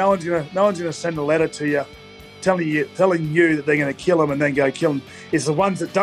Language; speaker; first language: English; native; English